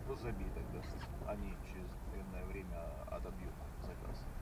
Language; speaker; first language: Russian; native; Russian